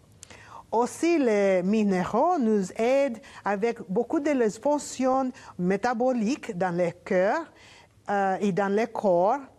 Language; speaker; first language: French; non-native, learner; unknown